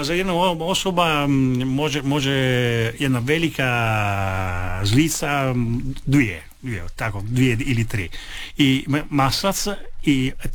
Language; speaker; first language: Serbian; non-native, fluent; Italian